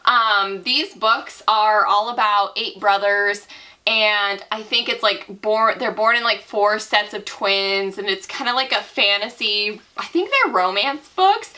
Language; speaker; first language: English; native; English